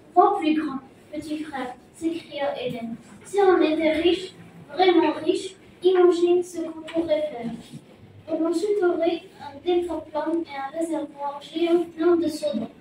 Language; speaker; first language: French; non-native, local second language; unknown